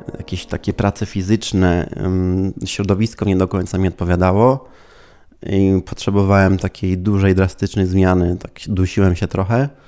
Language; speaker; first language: Polish; early bilingual, heritage; Polish